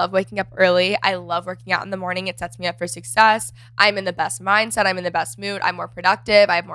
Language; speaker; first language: English; native; English